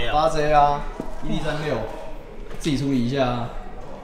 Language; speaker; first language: Chinese; native; Chinese